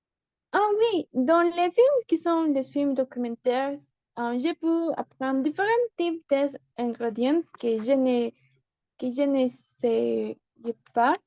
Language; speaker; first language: French; non-native, learner; Spanish